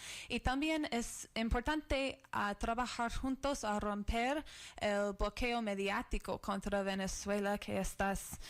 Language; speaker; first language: Spanish; non-native, learner; English